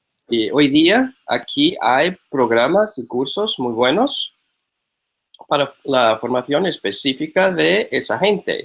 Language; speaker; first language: Spanish; non-native, fluent; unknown